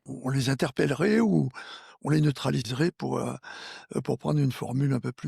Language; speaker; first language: French; native; French